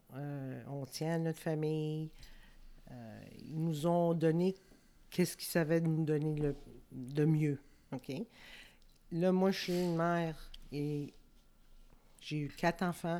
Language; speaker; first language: French; native; French